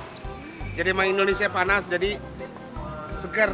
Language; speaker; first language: Indonesian; non-native, fluent; Japanese